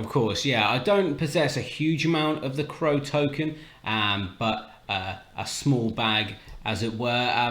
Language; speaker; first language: English; native; English